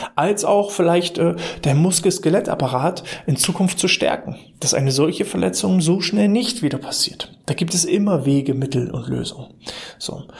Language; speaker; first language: German; native; German